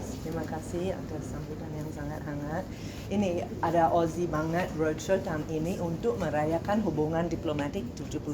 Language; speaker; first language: Indonesian; non-native, fluent; English